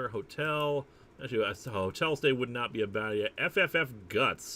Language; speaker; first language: English; native; English